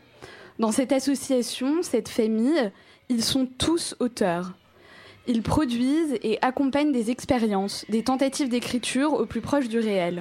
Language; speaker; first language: French; native; French